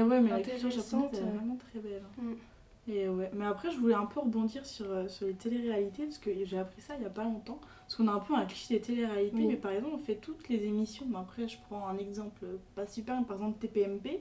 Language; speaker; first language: French; native; French